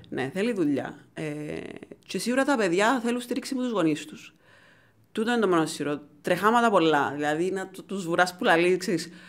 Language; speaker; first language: Greek; native; Greek